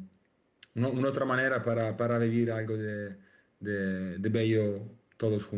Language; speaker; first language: Spanish; non-native, learner; Italian